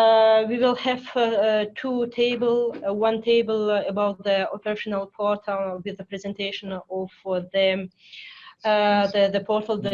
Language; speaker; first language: English; non-native, fluent; French